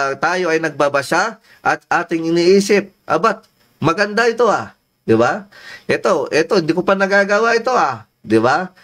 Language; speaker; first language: Filipino; non-native, local second language; Iloko